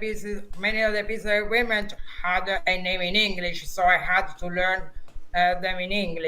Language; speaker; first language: English; non-native, fluent; Italian